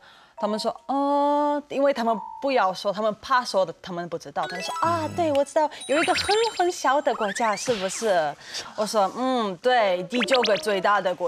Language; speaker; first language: Chinese; non-native, fluent; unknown